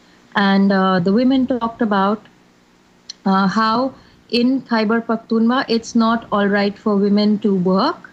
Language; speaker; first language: English; non-native, local second language; Hindi